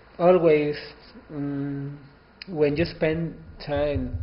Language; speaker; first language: English; non-native, learner; Spanish